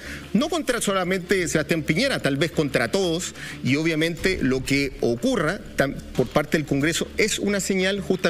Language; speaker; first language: Spanish; native; Spanish